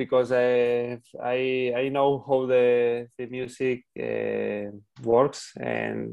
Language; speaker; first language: English; non-native, learner; Spanish